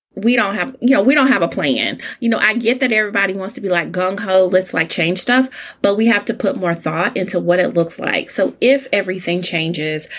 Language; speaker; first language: English; native; English